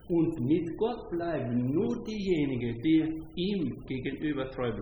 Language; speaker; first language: German; non-native, fluent; Hungarian